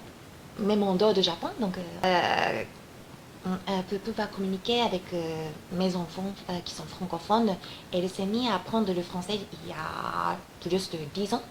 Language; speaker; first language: French; non-native, fluent; Japanese